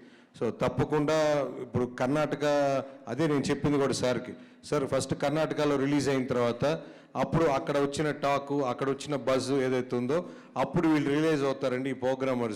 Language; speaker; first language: Telugu; native; Telugu